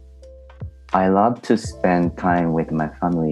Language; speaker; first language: English; non-native, learner; Japanese